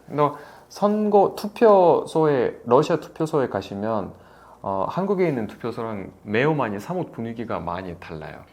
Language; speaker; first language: Korean; non-native, fluent; Russian